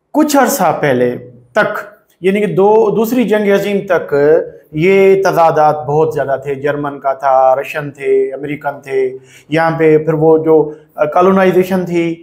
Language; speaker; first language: Urdu; non-native, local second language; Sindhi